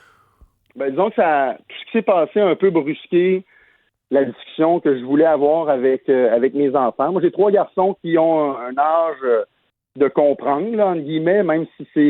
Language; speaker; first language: French; native; French